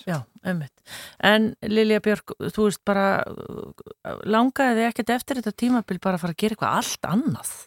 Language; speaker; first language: Icelandic; native; Icelandic